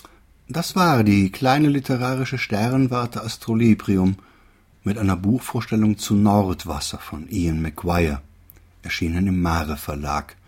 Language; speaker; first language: German; native; German